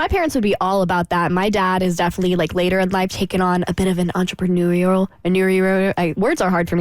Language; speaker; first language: English; native; English